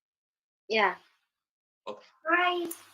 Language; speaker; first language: English; non-native, learner; Indonesian